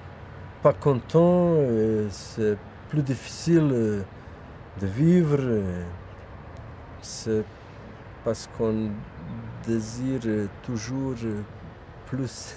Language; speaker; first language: French; non-native, fluent; Bosnian